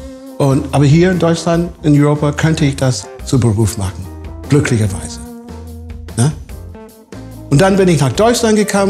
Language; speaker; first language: German; non-native, fluent; English